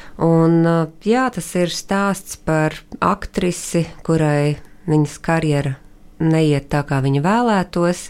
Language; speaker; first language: Latvian; native; Latvian